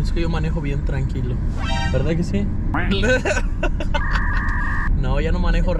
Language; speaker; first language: Spanish; native; Spanish